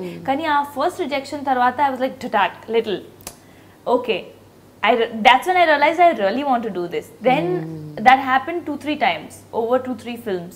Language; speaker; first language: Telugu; non-native, local second language; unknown